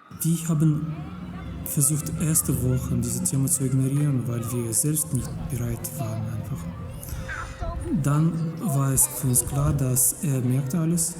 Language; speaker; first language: German; non-native, fluent; Russian